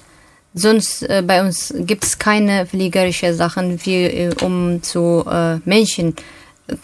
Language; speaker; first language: German; non-native, learner; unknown